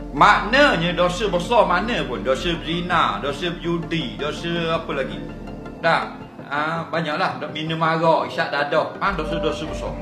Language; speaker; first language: Malay; native; Malay